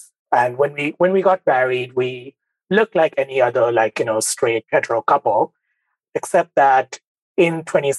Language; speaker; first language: English; non-native, local second language; Bangla